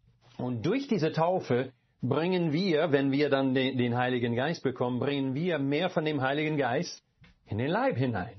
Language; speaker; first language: German; non-native, fluent; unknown